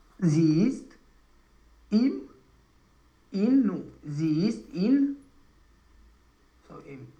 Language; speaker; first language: German; non-native, learner; Romanian